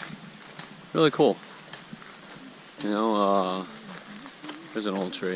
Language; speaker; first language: English; native; English